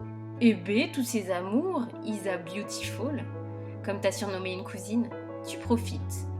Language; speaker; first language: French; native; French